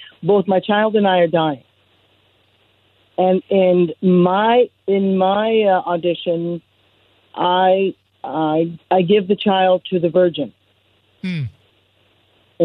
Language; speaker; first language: English; non-native, fluent; Spanish